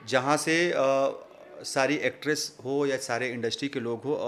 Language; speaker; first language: Hindi; native; Hindi